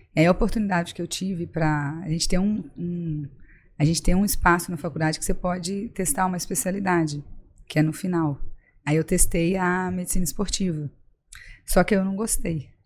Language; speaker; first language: Portuguese; native; Portuguese